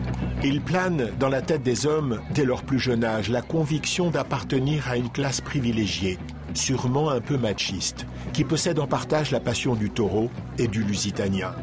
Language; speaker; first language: French; native; French